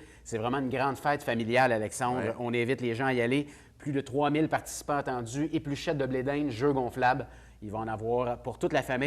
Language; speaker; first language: French; native; French